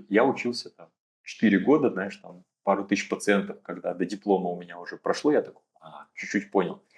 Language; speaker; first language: Russian; native; Russian